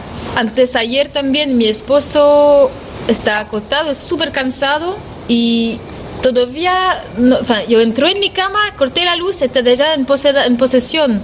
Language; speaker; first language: Spanish; non-native, learner; French